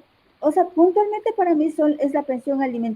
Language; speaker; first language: Spanish; native; Spanish